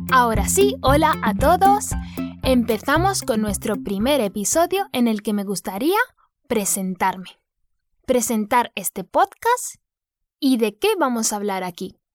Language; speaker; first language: Spanish; native; Spanish